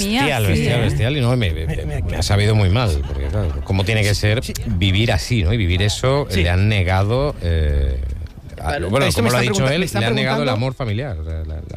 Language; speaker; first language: Spanish; native; Spanish